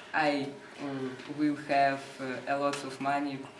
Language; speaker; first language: English; non-native, learner; Russian